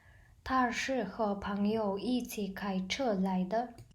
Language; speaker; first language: Chinese; non-native, fluent; Mongolian